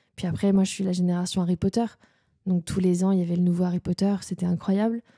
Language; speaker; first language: French; native; French